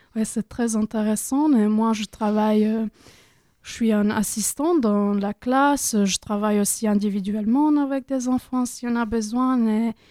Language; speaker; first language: French; non-native, learner; Croatian